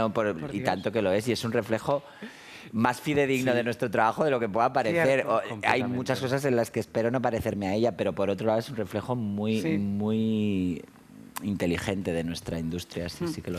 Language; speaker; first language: Spanish; native; Spanish